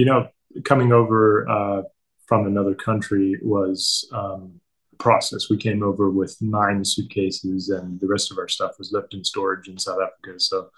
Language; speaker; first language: English; native; English